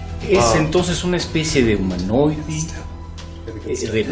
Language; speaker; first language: Spanish; native; Spanish